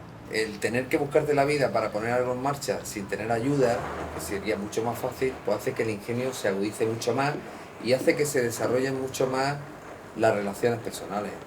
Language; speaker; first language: Spanish; native; Spanish